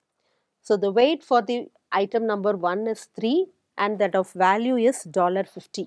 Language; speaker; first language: English; non-native, local second language; Tamil